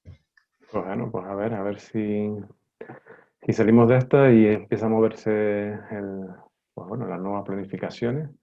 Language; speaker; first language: Spanish; native; Spanish